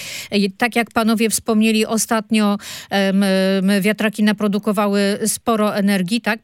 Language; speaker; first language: Polish; native; Polish